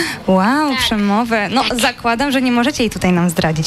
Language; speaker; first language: Polish; native; Polish